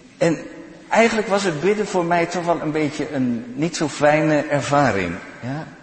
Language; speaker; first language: Dutch; native; Dutch